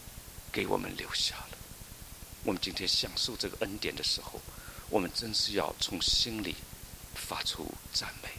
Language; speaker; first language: Chinese; native; Chinese